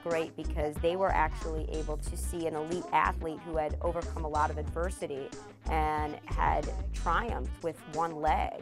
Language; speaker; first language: English; native; English